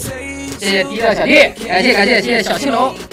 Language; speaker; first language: Chinese; native; Chinese